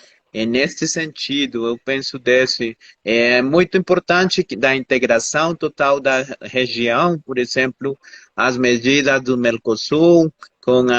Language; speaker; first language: Portuguese; non-native, fluent; Spanish